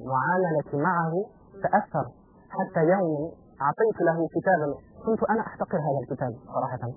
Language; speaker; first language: Arabic; non-native, fluent; French